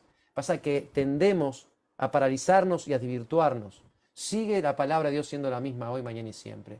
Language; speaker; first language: Spanish; native; Spanish